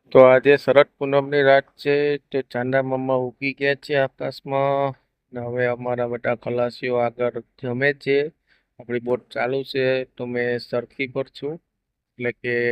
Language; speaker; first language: Gujarati; native; Gujarati